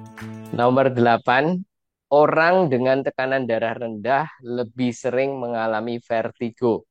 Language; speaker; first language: Indonesian; native; Indonesian